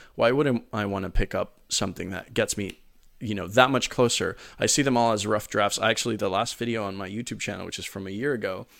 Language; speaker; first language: English; early bilingual, other home language; Spanish